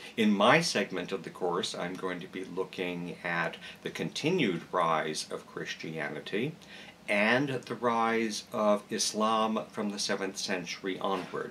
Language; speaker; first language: English; native; English